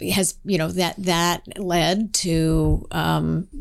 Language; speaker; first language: English; native; English